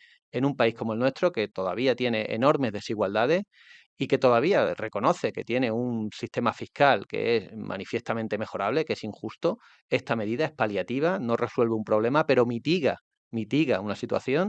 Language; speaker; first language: Spanish; native; Spanish